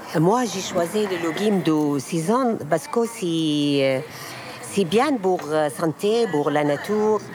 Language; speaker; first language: French; non-native, learner; Arabic